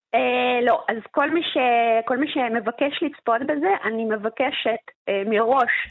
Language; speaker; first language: Hebrew; early bilingual, other home language; Russian